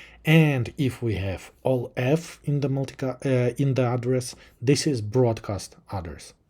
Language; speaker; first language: English; non-native, fluent; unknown